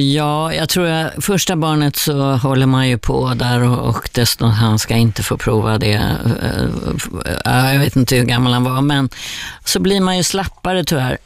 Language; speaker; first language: Swedish; native; Swedish